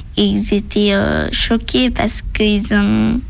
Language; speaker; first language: French; early bilingual, other home language; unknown